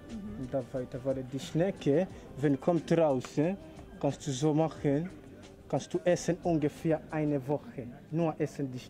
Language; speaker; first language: German; non-native, learner; Swahili